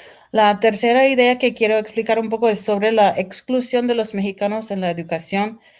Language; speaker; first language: Spanish; non-native, fluent; English